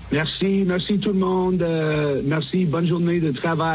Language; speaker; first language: French; non-native, fluent; English